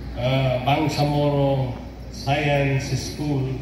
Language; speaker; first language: English; non-native, local second language; Maguindanaon